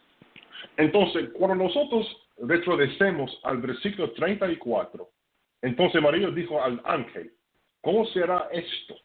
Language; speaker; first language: Spanish; non-native, fluent; English